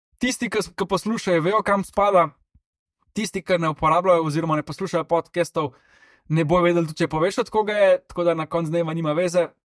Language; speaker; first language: Slovenian; non-native, local second language; Serbian